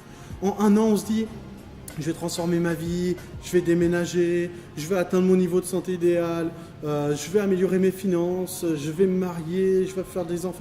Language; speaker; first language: French; native; French